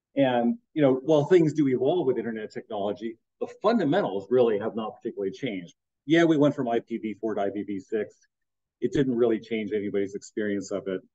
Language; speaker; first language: English; native; English